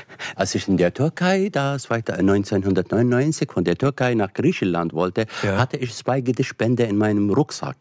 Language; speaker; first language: German; non-native, fluent; Arabic